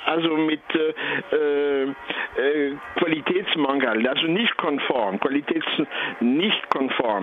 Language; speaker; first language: German; non-native, fluent; French